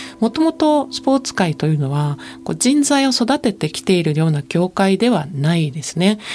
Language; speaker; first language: Japanese; native; Japanese